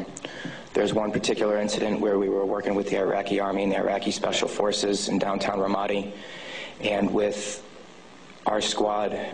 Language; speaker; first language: English; native; English